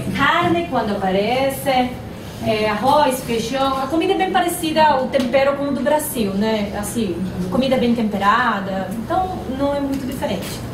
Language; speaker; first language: Portuguese; non-native, fluent; Spanish